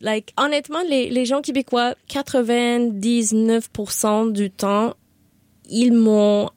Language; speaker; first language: French; non-native, learner; English